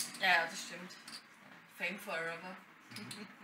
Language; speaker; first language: German; native; German